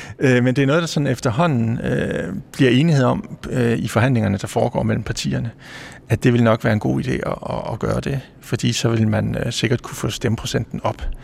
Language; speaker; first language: Danish; native; Danish